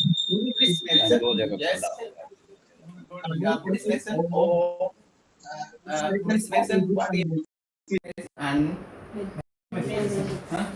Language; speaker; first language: English; non-native, learner; Vietnamese